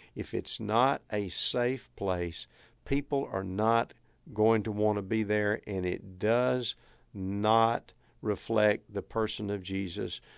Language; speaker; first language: English; native; English